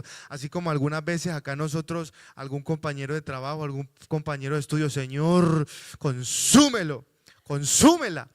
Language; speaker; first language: Spanish; native; Spanish